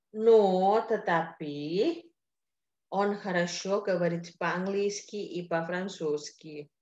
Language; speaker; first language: Russian; non-native, fluent; Indonesian